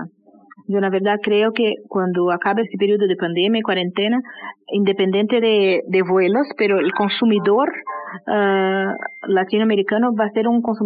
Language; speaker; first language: Spanish; native; Spanish